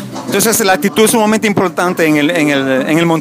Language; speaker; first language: Spanish; native; Spanish